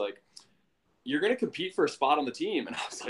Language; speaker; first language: English; native; English